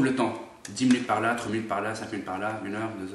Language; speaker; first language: French; non-native, local second language; Arabic